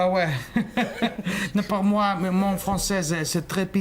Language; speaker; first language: French; non-native, learner; Russian